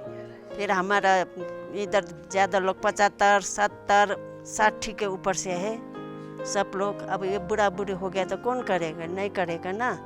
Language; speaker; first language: Hindi; non-native, local second language; Tibetan